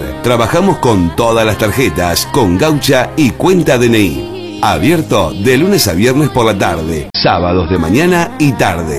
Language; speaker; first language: Spanish; native; Spanish